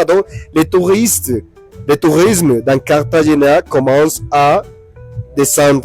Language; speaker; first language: French; non-native, learner; Spanish